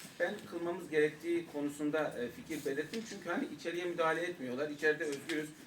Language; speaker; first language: Turkish; non-native, local second language; Kurdish